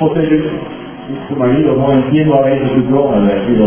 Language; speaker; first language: Spanish; non-native, fluent; English